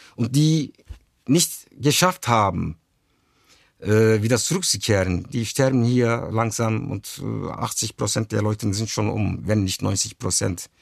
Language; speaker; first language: German; early bilingual, other home language; Turkish